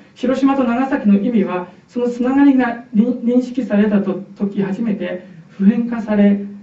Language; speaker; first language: Japanese; non-native, fluent; Chinese